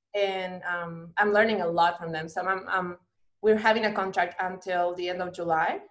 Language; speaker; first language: English; non-native, fluent; Spanish